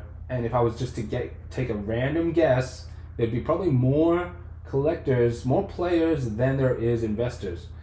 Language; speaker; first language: English; native; English